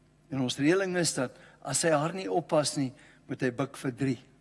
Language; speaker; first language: Afrikaans; non-native, local second language; English